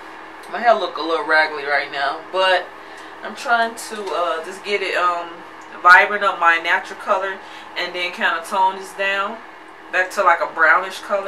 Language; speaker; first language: English; native; English